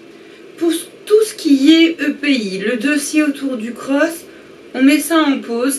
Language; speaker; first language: French; native; French